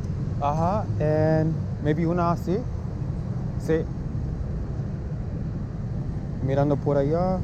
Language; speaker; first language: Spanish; non-native, fluent; English